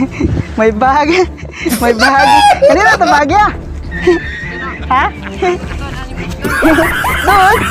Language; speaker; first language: Filipino; non-native, local second language; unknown